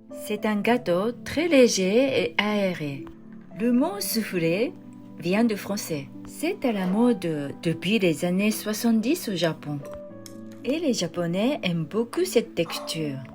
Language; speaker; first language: French; non-native, fluent; Japanese